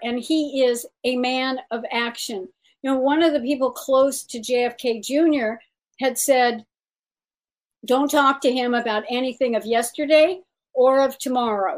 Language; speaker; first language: English; native; English